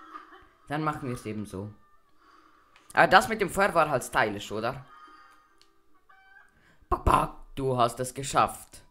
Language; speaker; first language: German; native; German